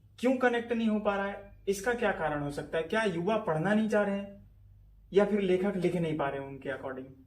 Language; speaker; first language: Hindi; native; Hindi